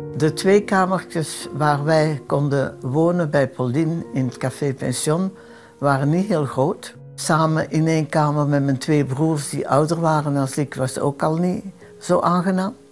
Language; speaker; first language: Dutch; early bilingual, other home language; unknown